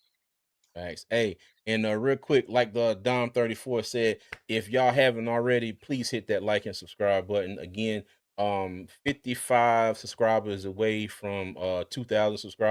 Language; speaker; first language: English; native; English